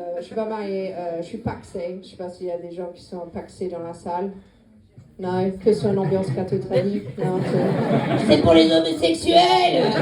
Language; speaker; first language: French; non-native, fluent; English